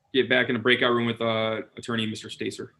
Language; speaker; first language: English; native; English